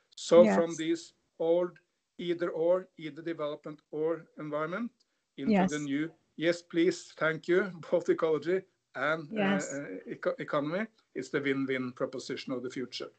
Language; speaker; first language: English; non-native, fluent; Norwegian